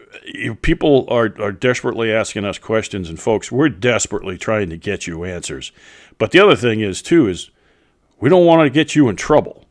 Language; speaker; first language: English; native; English